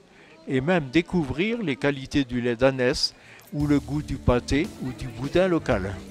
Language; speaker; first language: French; native; French